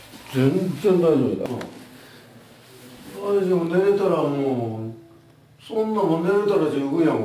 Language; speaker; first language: Japanese; native; Japanese